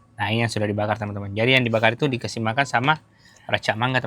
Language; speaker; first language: Malay; native; Malay